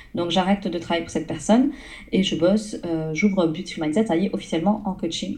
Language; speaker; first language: French; early bilingual, other home language; Arabic